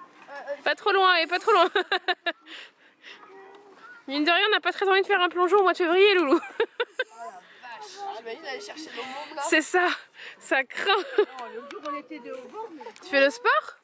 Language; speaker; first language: French; native; French